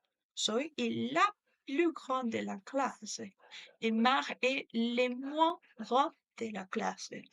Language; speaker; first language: French; non-native, learner; Spanish